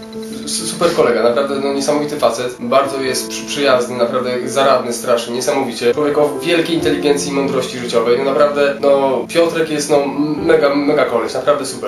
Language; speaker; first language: Polish; native; Polish